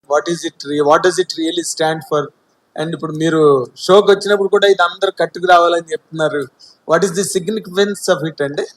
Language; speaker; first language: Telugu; native; Telugu